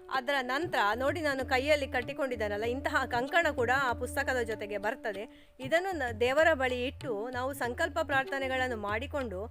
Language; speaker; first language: Kannada; native; Kannada